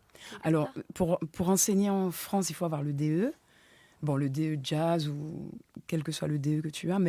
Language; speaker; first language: French; native; French